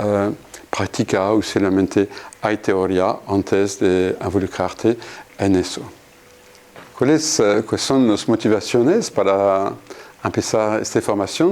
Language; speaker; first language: Spanish; non-native, fluent; French